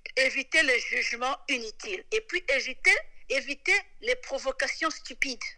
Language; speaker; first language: French; non-native, local second language; Lingala